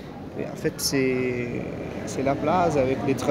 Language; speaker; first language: French; non-native, learner; Italian